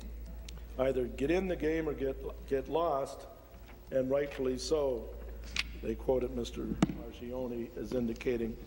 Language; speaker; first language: English; native; English